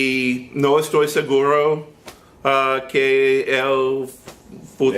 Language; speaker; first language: Spanish; non-native, learner; English